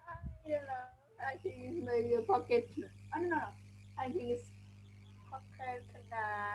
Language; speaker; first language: English; non-native, learner; Vietnamese